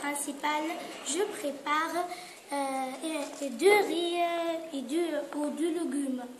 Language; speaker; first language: French; non-native, learner; Arabic